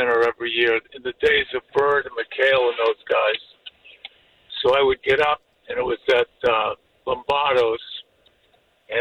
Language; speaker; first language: English; native; English